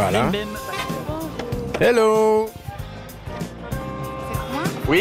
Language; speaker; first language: French; native; French